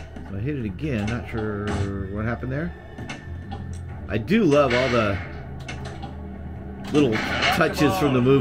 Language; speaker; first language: English; native; English